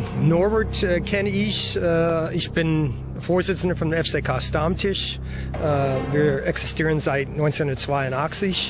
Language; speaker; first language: German; non-native, fluent; English